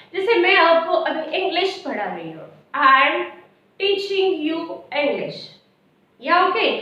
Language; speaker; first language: Hindi; non-native, local second language; Marathi